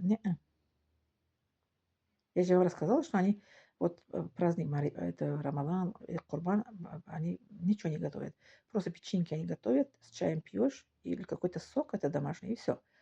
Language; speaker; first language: Russian; non-native, local second language; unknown